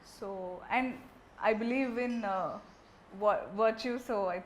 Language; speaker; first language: Telugu; native; Telugu